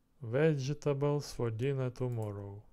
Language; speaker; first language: English; non-native, learner; Russian